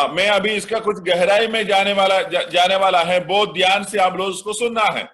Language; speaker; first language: Hindi; non-native, local second language; Malayalam